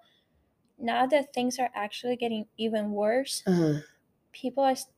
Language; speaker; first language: English; non-native, fluent; Ukrainian